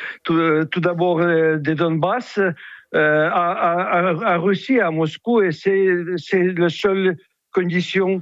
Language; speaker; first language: French; non-native, fluent; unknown